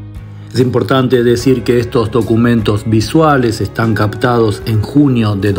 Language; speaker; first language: Spanish; native; Spanish